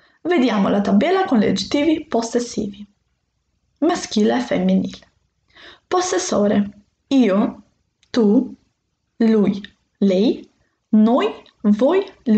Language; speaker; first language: Italian; non-native, fluent; Macedonian